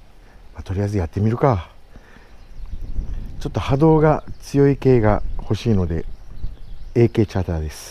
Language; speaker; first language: Japanese; native; Japanese